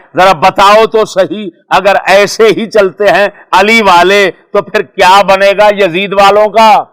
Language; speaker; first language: Urdu; non-native, local second language; Punjabi